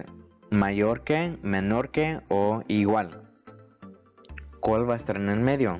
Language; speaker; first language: Spanish; early bilingual, heritage; Spanish